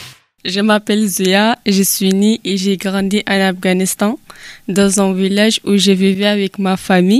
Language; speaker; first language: French; non-native, learner; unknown